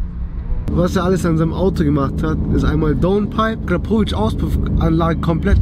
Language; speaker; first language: German; early bilingual, other home language; Turkish